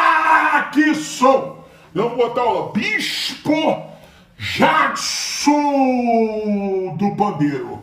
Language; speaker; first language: Portuguese; native; Portuguese